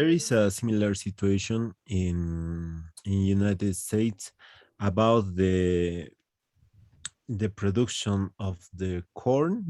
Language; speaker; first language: English; non-native, learner; Spanish